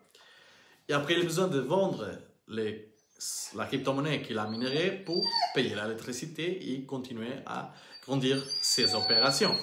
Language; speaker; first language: French; non-native, learner; Portuguese